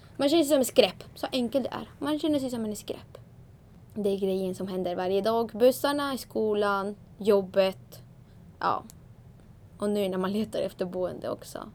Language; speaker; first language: Swedish; non-native, fluent; Spanish